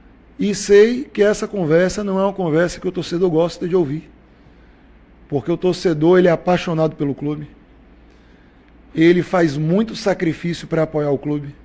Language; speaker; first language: Portuguese; native; Portuguese